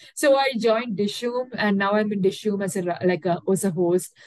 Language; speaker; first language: English; non-native, local second language; Tamil